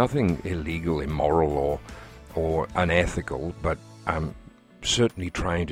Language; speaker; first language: English; native; English